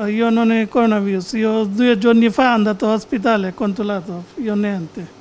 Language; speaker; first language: Italian; non-native, learner; Bangla